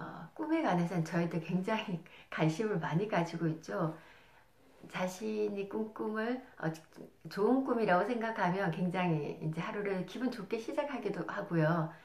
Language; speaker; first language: Korean; native; Korean